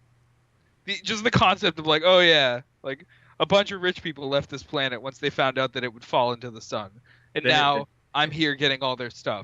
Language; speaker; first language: English; native; English